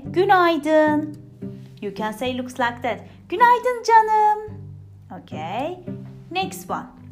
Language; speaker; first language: English; non-native, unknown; Turkish